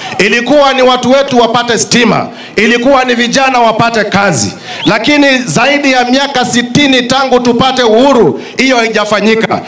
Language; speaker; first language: Swahili; non-native, local second language; Kamba